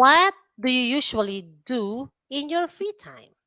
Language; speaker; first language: English; non-native, fluent; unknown